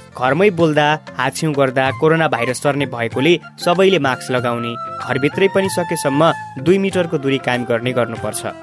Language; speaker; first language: Nepali; native; Nepali